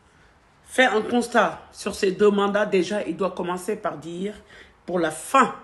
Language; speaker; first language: French; non-native, local second language; Wolof